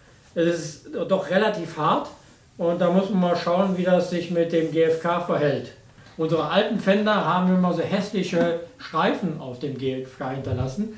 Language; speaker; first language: German; native; German